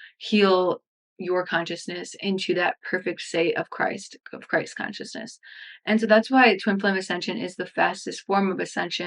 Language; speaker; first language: English; native; English